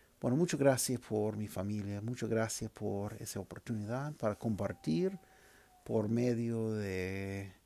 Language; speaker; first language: Spanish; non-native, fluent; English